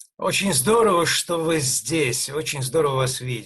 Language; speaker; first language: Russian; native; Russian